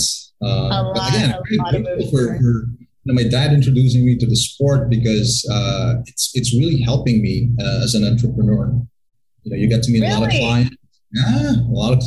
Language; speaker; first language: English; non-native, local second language; Hiligaynon